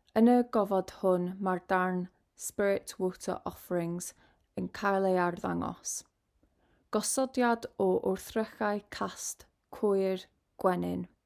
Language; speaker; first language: Welsh; non-native, local second language; English